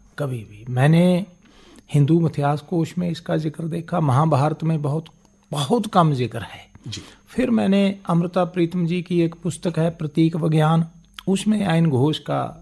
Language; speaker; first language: Hindi; non-native, local second language; Punjabi